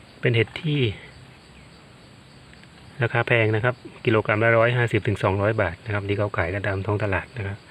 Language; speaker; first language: Thai; native; Thai